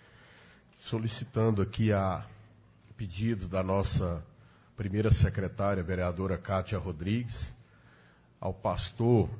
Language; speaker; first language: Portuguese; native; Portuguese